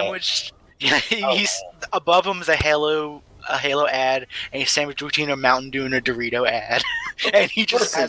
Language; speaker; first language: English; native; English